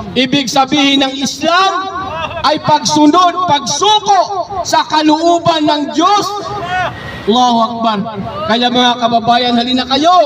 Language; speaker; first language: Filipino; non-native, local second language; Cebuano